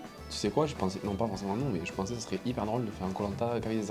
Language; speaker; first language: French; native; French